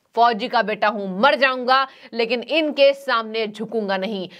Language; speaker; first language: Hindi; native; Hindi